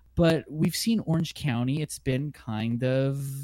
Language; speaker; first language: English; native; English